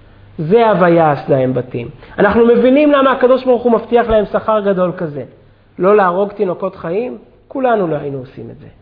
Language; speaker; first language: Hebrew; native; Hebrew